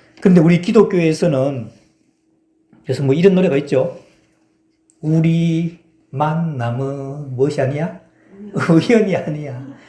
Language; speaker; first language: Korean; native; Korean